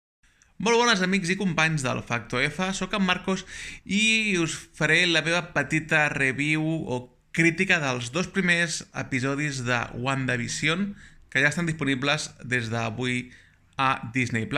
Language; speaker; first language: Catalan; native; Catalan